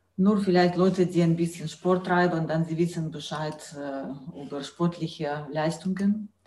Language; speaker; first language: German; non-native, fluent; Russian